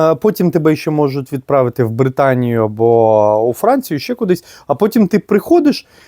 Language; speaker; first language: Ukrainian; non-native, local second language; Russian